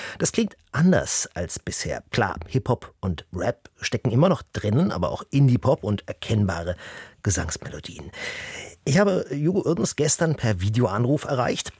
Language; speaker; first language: German; native; German